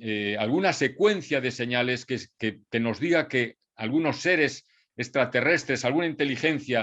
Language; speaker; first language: Spanish; native; Spanish